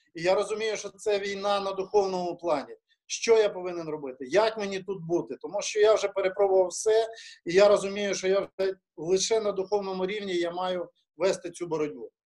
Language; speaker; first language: Ukrainian; native; Ukrainian